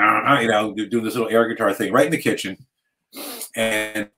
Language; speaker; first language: English; native; English